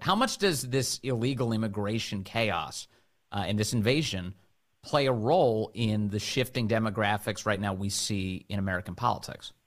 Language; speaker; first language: English; native; English